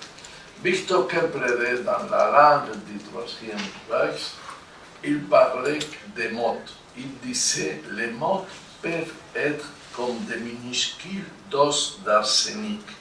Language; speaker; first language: French; non-native, fluent; Spanish